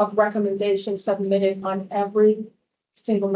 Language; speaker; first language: English; native; English